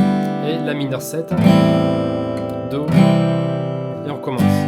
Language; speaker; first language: French; native; French